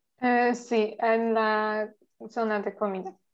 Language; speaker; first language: Spanish; non-native, learner; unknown